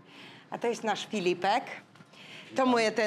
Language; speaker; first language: Polish; non-native, learner; Russian